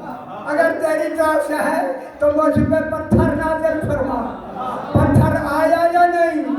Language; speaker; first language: Urdu; native; Urdu